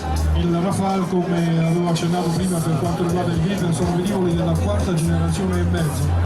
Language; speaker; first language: Italian; native; Italian